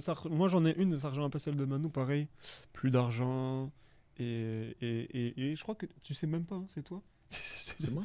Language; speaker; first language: French; native; French